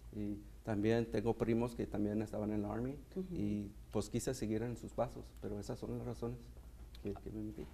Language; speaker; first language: Spanish; early bilingual, heritage; Spanish